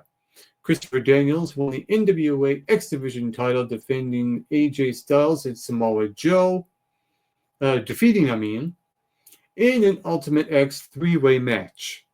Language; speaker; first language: English; native; English